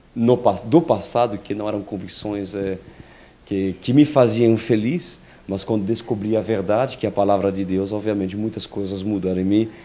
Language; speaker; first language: Portuguese; non-native, fluent; French